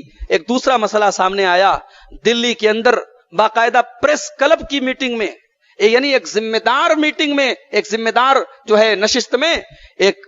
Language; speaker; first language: Urdu; native; Urdu